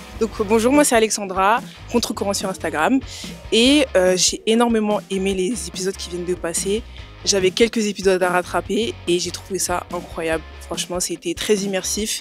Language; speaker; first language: French; native; French